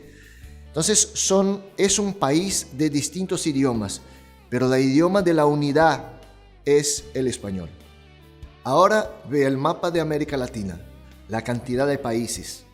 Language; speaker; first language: Spanish; non-native, fluent; Portuguese